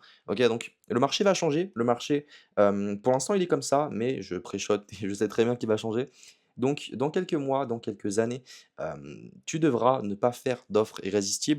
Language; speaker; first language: French; native; French